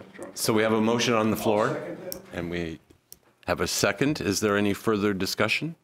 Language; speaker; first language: English; native; English